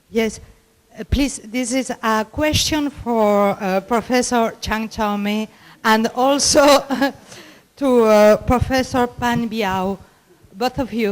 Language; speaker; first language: English; non-native, fluent; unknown